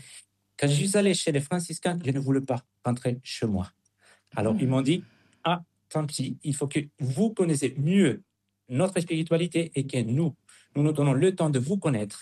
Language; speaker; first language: French; non-native, fluent; Spanish